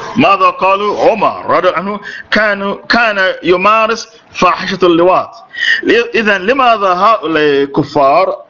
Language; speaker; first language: Arabic; non-native, fluent; English